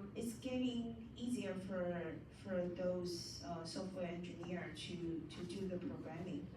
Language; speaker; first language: English; non-native, fluent; Chinese